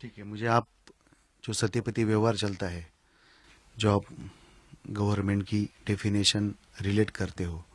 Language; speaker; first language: Hindi; non-native, local second language; Marathi